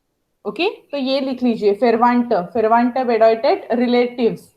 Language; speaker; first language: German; non-native, fluent; Hindi